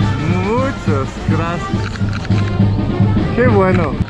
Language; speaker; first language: Spanish; non-native, learner; Danish